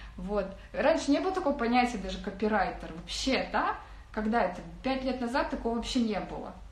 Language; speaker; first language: Russian; native; Russian